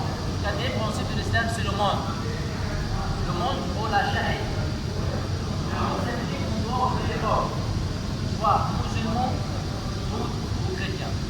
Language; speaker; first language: French; non-native, learner; Arabic